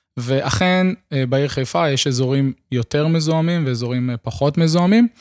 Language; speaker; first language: Hebrew; native; Hebrew